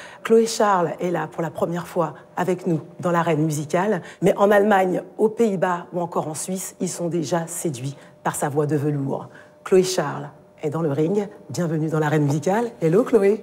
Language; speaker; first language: French; native; French